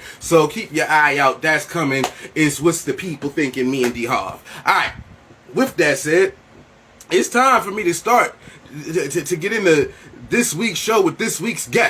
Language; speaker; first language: English; native; English